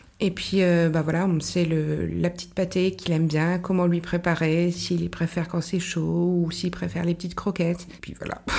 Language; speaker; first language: French; native; French